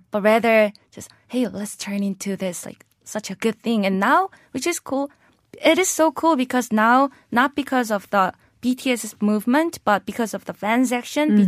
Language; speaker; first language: English; non-native, fluent; Korean